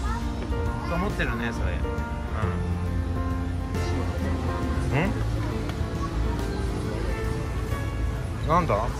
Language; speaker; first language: Japanese; native; Japanese